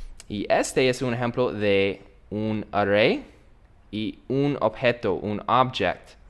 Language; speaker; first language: Spanish; non-native, learner; English